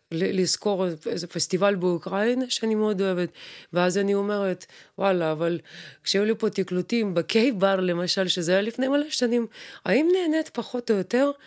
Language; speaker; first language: Hebrew; non-native, fluent; Russian